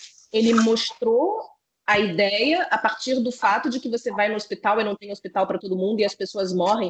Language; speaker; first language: Portuguese; native; Portuguese